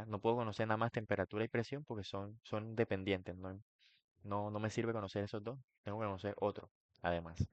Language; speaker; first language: Spanish; native; Spanish